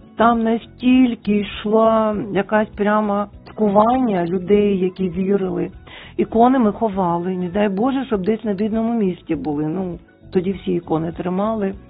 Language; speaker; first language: Ukrainian; non-native, local second language; Russian